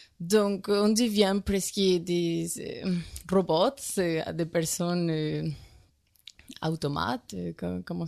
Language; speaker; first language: French; non-native, learner; Spanish